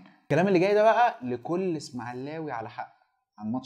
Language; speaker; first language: Arabic; native; Arabic